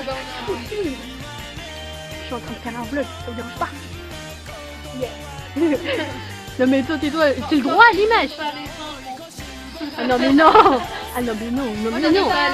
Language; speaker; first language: French; native; French